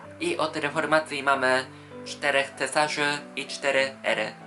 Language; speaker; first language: Polish; non-native, fluent; Japanese